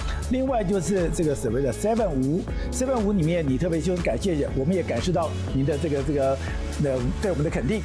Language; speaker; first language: Chinese; native; Chinese